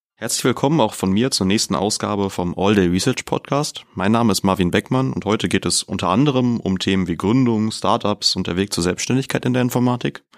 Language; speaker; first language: German; native; German